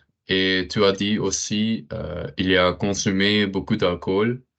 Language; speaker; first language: French; non-native, learner; Dutch